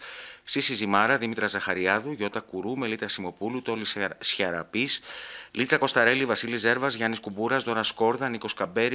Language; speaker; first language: Greek; native; Greek